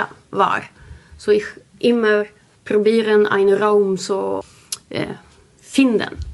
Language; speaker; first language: German; non-native, learner; Swedish